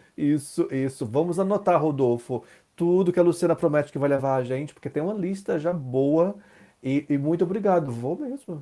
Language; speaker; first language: Portuguese; native; Portuguese